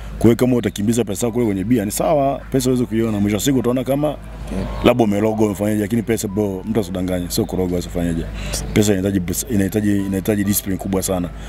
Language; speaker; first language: Swahili; non-native, local second language; Sukuma